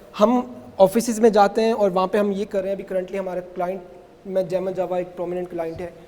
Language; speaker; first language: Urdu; native; Urdu